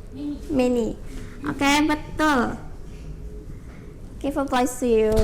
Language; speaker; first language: English; non-native, learner; Indonesian